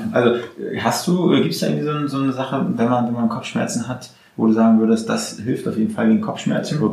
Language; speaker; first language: German; native; German